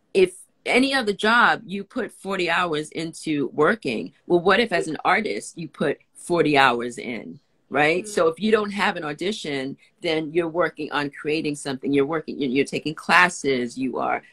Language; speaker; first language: English; native; English